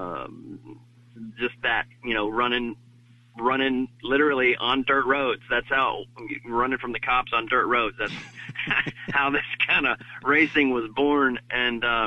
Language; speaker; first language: English; native; English